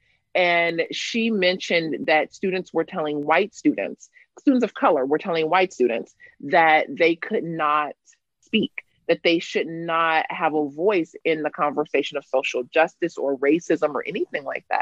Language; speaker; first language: English; native; English